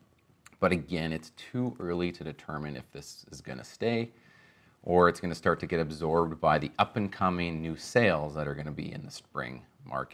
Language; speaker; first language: English; native; English